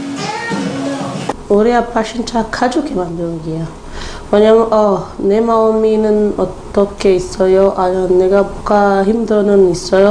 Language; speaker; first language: Korean; non-native, learner; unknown